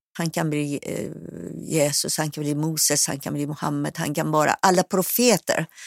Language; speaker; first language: Swedish; non-native, fluent; Persian